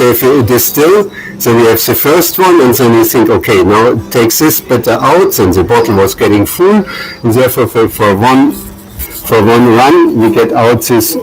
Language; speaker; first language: English; non-native, learner; German